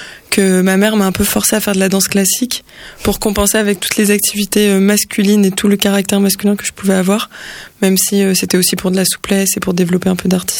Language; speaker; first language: French; native; French